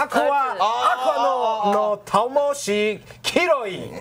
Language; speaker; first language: Japanese; non-native, learner; Chinese